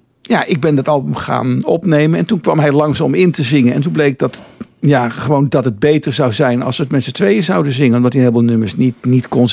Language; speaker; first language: Dutch; native; Dutch